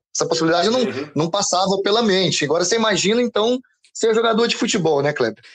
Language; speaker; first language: Portuguese; native; Portuguese